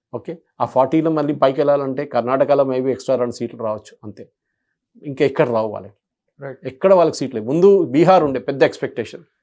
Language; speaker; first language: Telugu; non-native, local second language; Malayalam